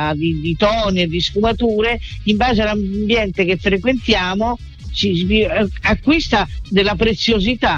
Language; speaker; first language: Italian; native; Italian